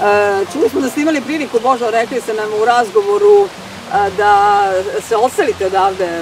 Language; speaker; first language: Croatian; native; Croatian